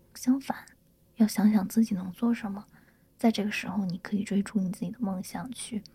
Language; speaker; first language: Chinese; native; Chinese